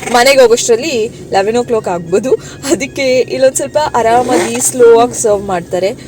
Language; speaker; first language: Kannada; native; Kannada